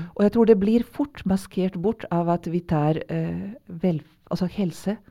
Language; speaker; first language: Norwegian; non-native, fluent; Serbian